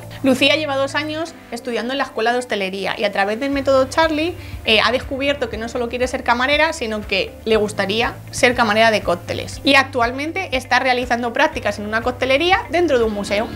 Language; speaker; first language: Spanish; native; Spanish